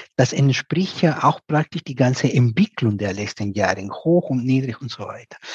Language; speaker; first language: German; non-native, fluent; Spanish